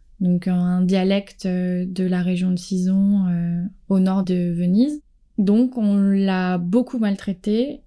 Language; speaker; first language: French; native; French